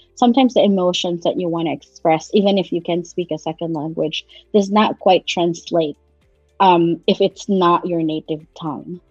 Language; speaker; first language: English; non-native, local second language; Cebuano